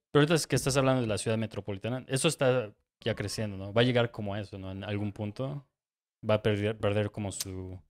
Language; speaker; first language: Spanish; native; Spanish